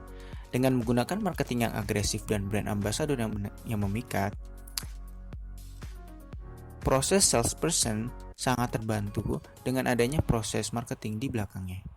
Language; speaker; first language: Indonesian; native; Indonesian